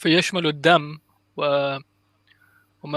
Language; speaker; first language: Arabic; non-native, learner; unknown